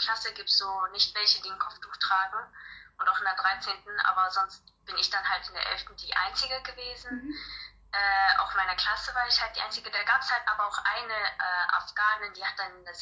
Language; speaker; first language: German; early bilingual, other home language; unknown